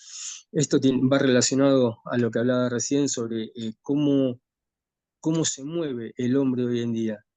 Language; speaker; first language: Spanish; native; Spanish